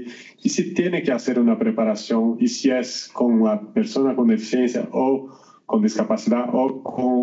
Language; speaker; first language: Spanish; non-native, learner; Portuguese